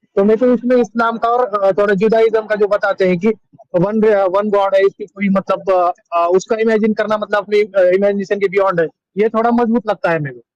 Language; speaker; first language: Hindi; non-native, local second language; Marathi